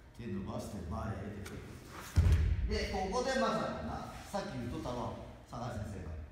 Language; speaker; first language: Japanese; native; Japanese